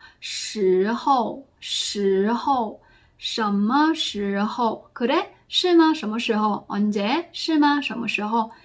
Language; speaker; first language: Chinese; non-native, fluent; Korean